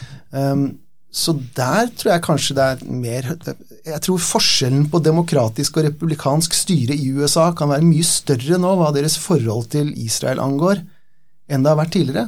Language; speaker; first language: Norwegian; native; Norwegian